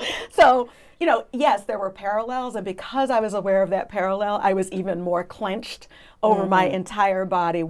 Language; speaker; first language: English; native; English